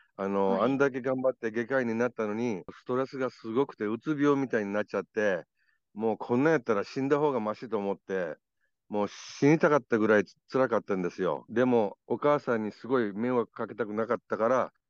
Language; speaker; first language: Japanese; native; Japanese